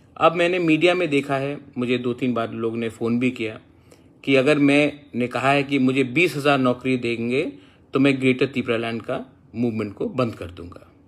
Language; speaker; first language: Hindi; non-native, local second language; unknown